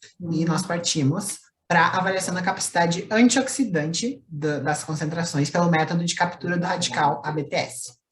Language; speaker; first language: Portuguese; native; Portuguese